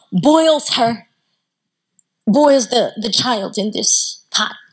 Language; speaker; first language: English; native; English